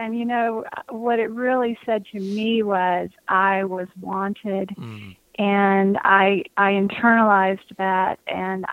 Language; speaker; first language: English; native; English